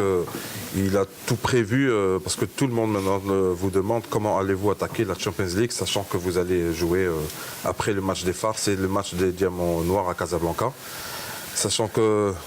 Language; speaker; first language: French; non-native, local second language; Arabic